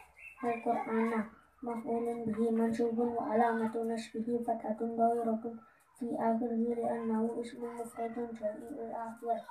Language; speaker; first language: Arabic; non-native, learner; Javanese